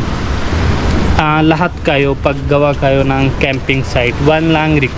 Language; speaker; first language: Filipino; non-native, learner; Hindi